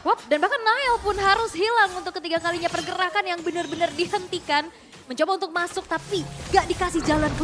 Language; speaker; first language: Indonesian; native; Indonesian